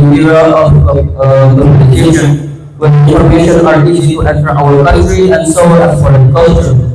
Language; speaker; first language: English; non-native, fluent; Indonesian